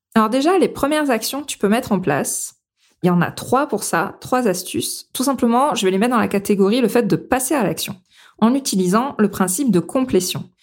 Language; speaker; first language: French; native; French